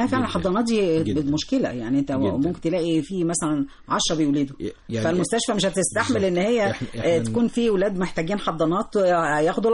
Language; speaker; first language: Arabic; native; Arabic